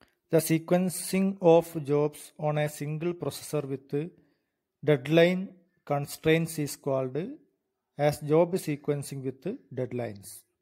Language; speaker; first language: English; non-native, local second language; Malayalam